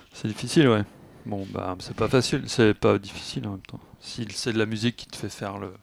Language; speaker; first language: French; native; French